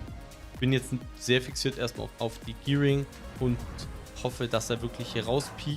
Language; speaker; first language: German; native; German